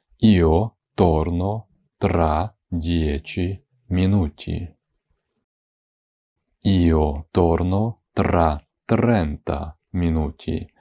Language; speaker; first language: Italian; non-native, fluent; Ukrainian